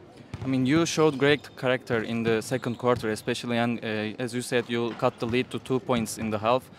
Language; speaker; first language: English; non-native, fluent; Turkish